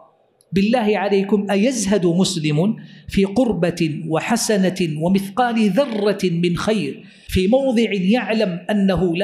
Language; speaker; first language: Arabic; native; Arabic